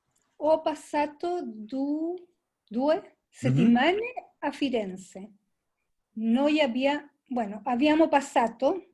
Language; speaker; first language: Italian; non-native, learner; Spanish